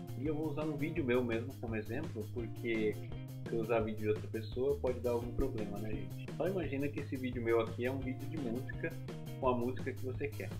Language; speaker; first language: Portuguese; native; Portuguese